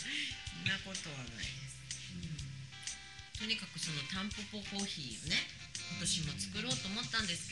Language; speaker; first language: Japanese; native; Japanese